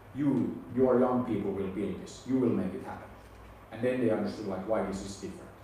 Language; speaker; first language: English; non-native, fluent; Finnish